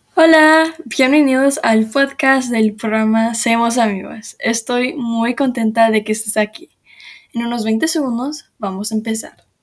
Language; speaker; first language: Spanish; early bilingual, heritage; Spanish